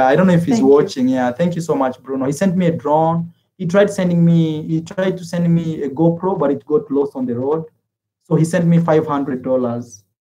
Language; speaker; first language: English; non-native, fluent; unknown